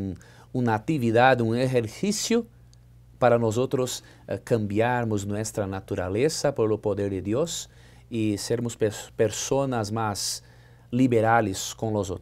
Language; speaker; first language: Spanish; non-native, learner; Portuguese